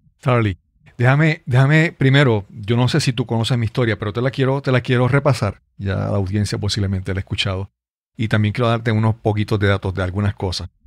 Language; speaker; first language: Spanish; native; Spanish